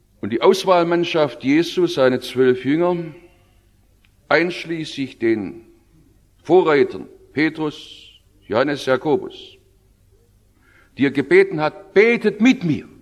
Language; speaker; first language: German; native; German